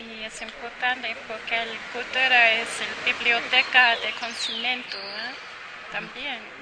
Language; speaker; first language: Spanish; non-native, learner; English